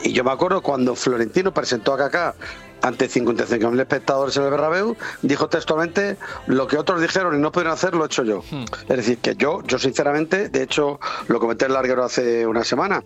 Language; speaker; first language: Spanish; native; Spanish